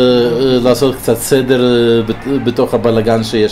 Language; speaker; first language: Hebrew; non-native, fluent; Russian